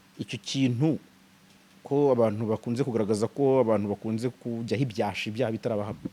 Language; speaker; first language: Kinyarwanda; native; Kinyarwanda